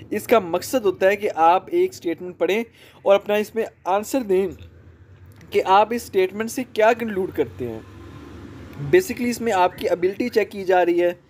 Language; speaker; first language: Urdu; non-native, local second language; Punjabi